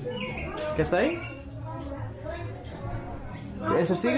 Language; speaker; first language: Spanish; non-native, learner; English